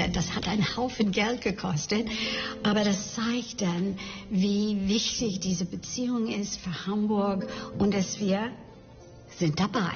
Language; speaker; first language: German; non-native, fluent; English